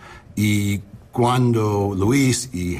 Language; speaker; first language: Spanish; non-native, learner; English